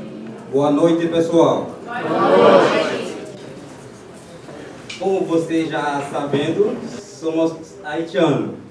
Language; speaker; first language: Portuguese; non-native, learner; Haitian Creole